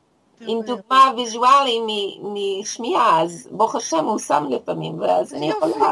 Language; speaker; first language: Hebrew; non-native, fluent; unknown